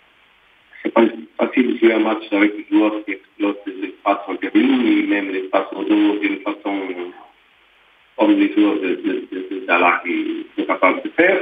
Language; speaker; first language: French; non-native, fluent; Portuguese